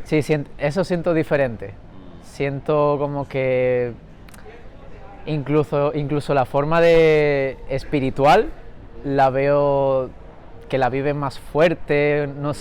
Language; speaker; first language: Spanish; early bilingual, other home language; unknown